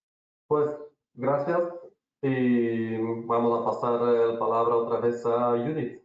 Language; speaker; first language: Spanish; non-native, learner; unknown